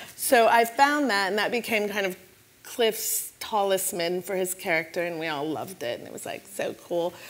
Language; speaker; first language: English; native; English